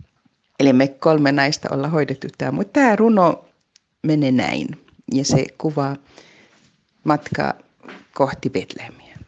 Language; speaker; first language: Finnish; non-native, fluent; Arabic